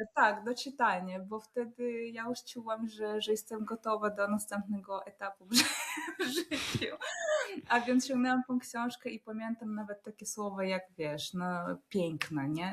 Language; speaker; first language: Polish; non-native, fluent; Russian